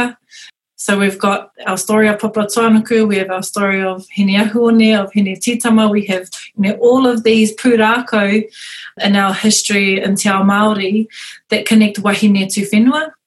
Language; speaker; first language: English; native; English